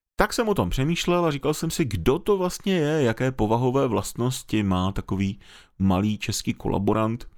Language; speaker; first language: Czech; native; Czech